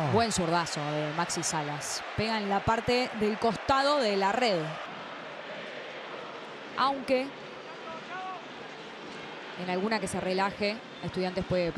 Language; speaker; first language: Spanish; native; Spanish